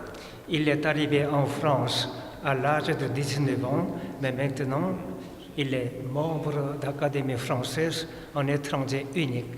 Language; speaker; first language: French; non-native, fluent; Korean